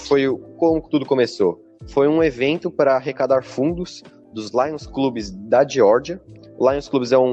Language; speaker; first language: Portuguese; native; Portuguese